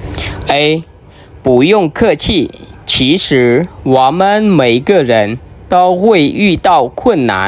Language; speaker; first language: Chinese; non-native, fluent; Khmer